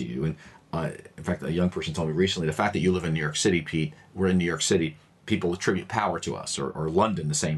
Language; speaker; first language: English; native; English